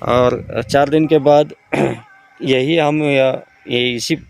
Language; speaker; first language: Hindi; non-native, local second language; Marathi